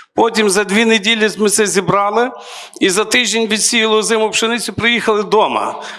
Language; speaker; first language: Ukrainian; native; Ukrainian